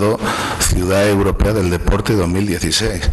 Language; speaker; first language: Spanish; native; Spanish